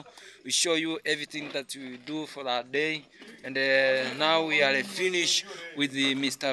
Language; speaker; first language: English; non-native, learner; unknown